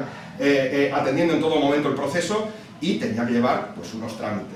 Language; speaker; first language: Spanish; native; Spanish